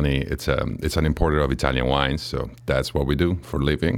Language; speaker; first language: English; non-native, fluent; Italian